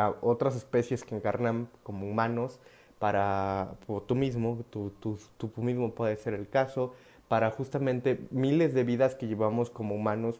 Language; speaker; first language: Spanish; native; Spanish